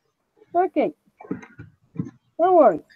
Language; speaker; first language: English; non-native, learner; Spanish